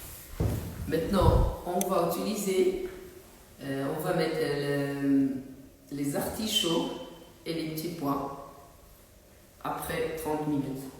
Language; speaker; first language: French; non-native, local second language; Arabic